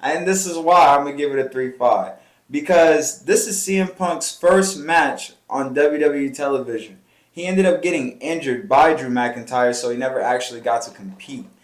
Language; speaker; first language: English; native; English